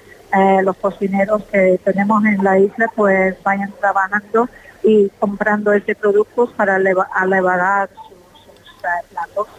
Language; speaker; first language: Spanish; non-native, fluent; English